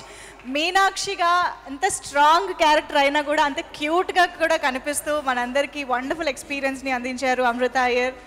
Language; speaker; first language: Telugu; native; Telugu